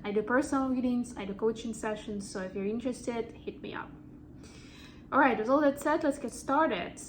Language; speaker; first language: English; non-native, fluent; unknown